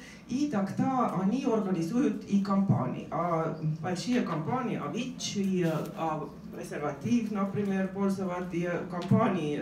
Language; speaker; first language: Russian; non-native, fluent; Estonian